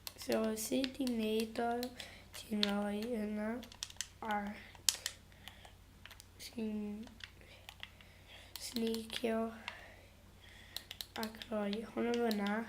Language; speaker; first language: Welsh; non-native, local second language; English